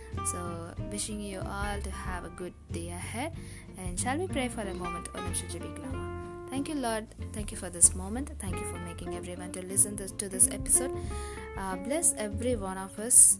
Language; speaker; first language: English; non-native, local second language; Tamil